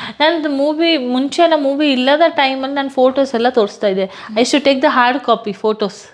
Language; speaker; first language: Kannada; non-native, local second language; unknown